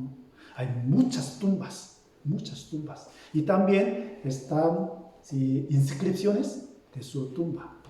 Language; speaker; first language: Spanish; non-native, fluent; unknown